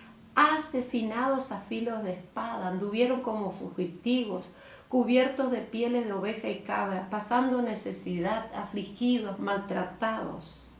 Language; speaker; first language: Spanish; native; Spanish